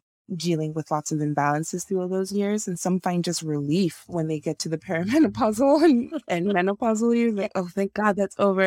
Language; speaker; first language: English; non-native, local second language; Yoruba